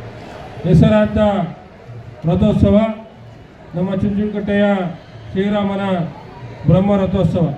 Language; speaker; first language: Kannada; native; Kannada